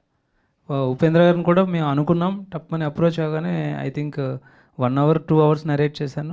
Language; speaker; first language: Telugu; native; Telugu